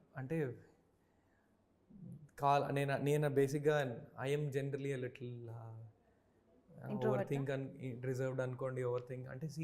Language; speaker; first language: Telugu; native; Telugu